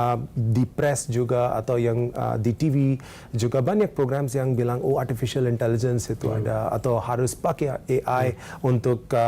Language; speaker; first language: Indonesian; non-native, learner; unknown